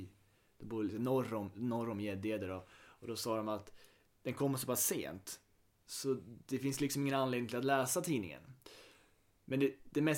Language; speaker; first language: Swedish; native; Swedish